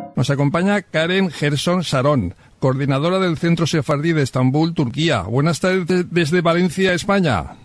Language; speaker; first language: Spanish; native; Spanish